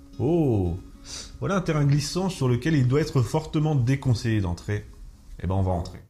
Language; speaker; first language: French; native; French